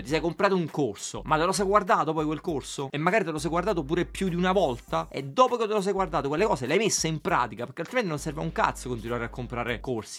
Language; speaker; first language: Italian; native; Italian